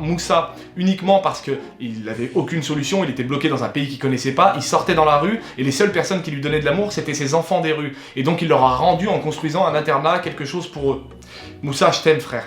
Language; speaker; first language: French; native; French